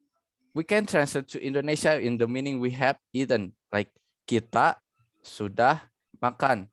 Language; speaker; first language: English; non-native, learner; Indonesian